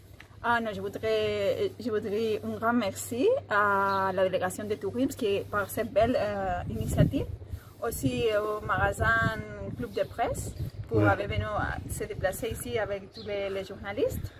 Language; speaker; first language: French; non-native, fluent; Spanish